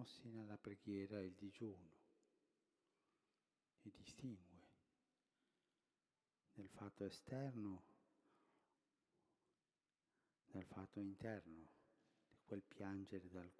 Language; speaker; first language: Italian; early bilingual, heritage; Spanish